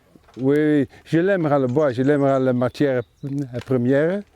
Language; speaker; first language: French; non-native, fluent; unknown